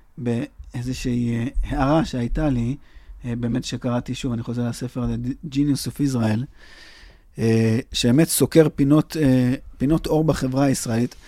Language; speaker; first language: Hebrew; native; Hebrew